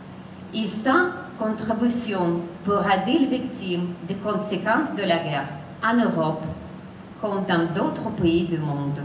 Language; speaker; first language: French; non-native, fluent; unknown